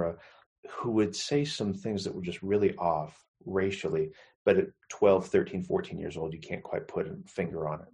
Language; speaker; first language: English; native; English